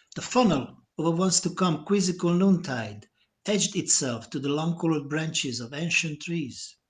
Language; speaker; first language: English; non-native, fluent; Hungarian